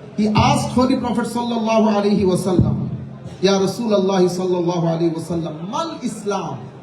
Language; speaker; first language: English; non-native, local second language; Bangla